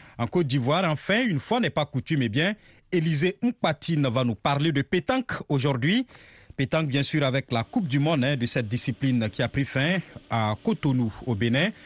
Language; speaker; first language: French; non-native, local second language; Mossi